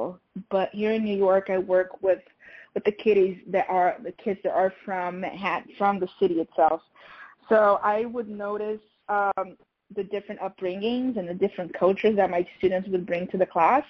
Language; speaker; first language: English; non-native, fluent; Portuguese